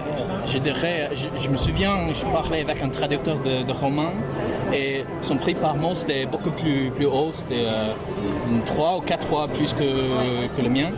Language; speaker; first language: French; non-native, fluent; English